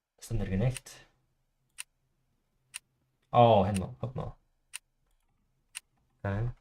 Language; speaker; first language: Icelandic; non-native, learner; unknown